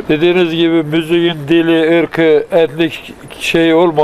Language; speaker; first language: Turkish; native; Turkish